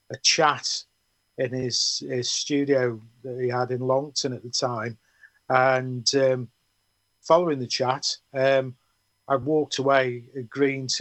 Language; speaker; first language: English; native; English